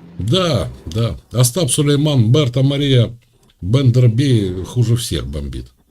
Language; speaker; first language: Russian; native; Russian